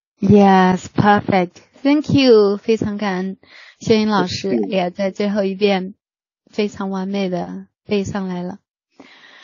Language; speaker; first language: Chinese; native; Chinese